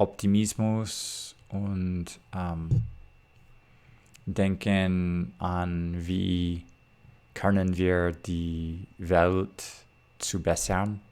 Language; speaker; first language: German; non-native, learner; English